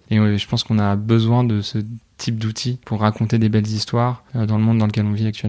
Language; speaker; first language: French; native; French